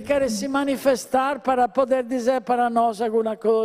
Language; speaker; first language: Portuguese; non-native, fluent; Italian